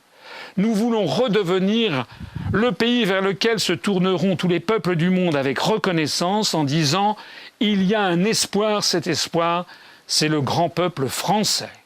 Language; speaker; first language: French; native; French